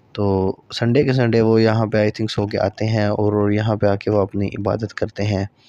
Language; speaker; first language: Urdu; non-native, local second language; Punjabi